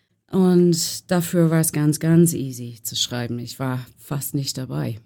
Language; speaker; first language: German; non-native, learner; English